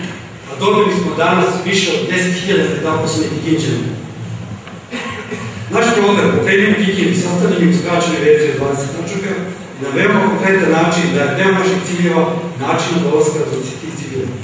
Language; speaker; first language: Serbian; native; Serbian